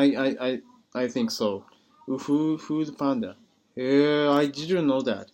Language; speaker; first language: English; non-native, learner; Japanese